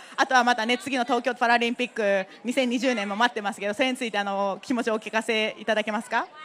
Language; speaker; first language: Japanese; native; Japanese